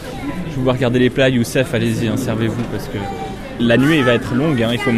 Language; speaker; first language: French; native; French